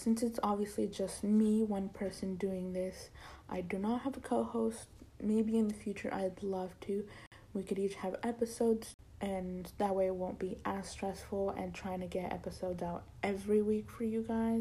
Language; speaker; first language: English; early bilingual, other home language; Spanish